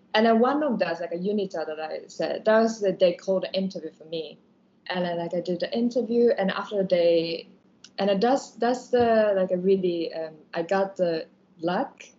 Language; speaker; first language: English; non-native, fluent; Japanese